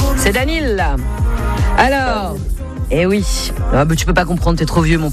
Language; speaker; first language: French; native; French